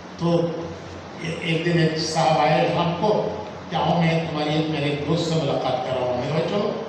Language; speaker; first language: Urdu; native; Urdu